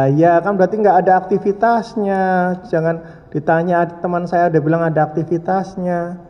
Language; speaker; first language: Indonesian; native; Indonesian